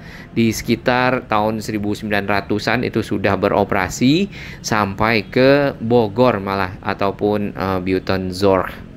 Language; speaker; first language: Indonesian; native; Indonesian